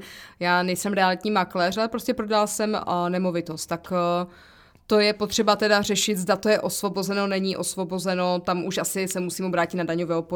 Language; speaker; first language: Czech; native; Czech